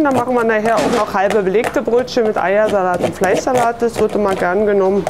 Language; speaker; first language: German; native; German